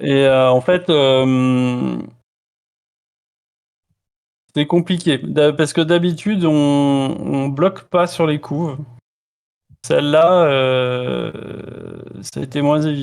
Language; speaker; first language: French; native; French